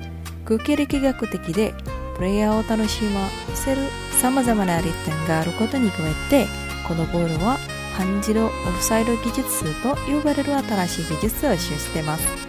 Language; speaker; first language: Japanese; non-native, fluent; Indonesian